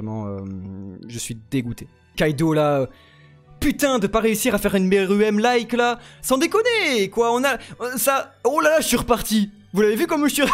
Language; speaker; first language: French; native; French